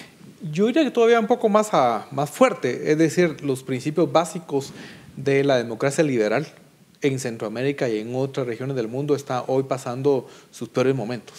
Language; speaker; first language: Spanish; native; Spanish